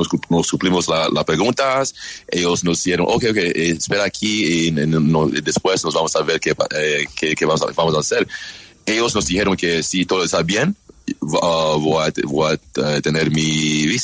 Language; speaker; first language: Spanish; non-native, learner; English